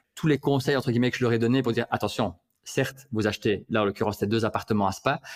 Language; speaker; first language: French; native; French